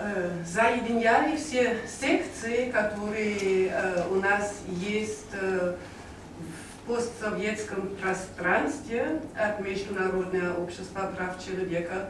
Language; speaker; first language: Russian; non-native, learner; German